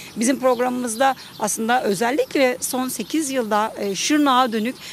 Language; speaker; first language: Turkish; native; Turkish